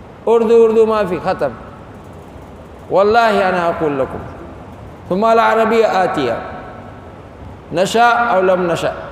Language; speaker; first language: Arabic; non-native, fluent; Urdu